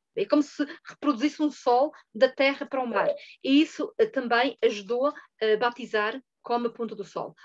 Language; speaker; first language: Portuguese; native; Portuguese